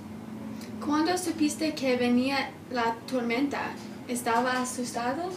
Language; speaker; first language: Spanish; non-native, learner; English